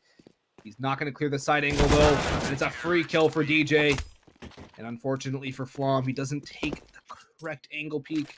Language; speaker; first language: English; native; English